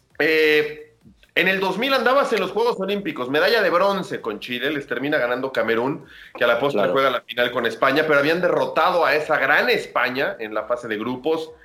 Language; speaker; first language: Spanish; native; Spanish